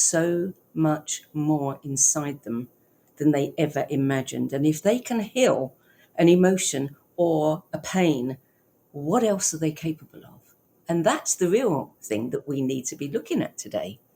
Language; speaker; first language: English; native; English